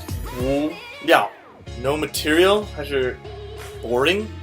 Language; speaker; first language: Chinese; non-native, fluent; English